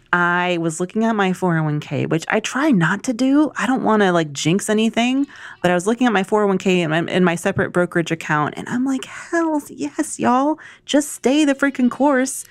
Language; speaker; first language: English; native; English